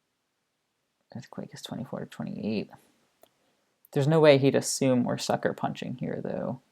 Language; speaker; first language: English; native; English